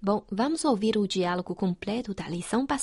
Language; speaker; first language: Portuguese; non-native, fluent; Chinese